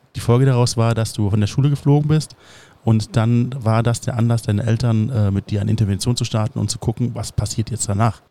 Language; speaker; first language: German; native; German